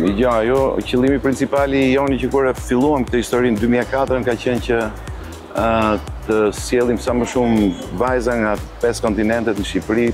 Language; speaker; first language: Albanian; native; Albanian